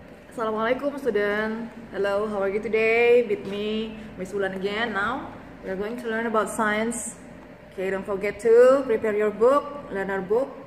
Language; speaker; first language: English; non-native, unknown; Indonesian